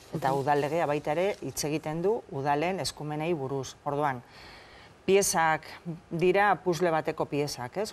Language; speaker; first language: Basque; non-native, local second language; Spanish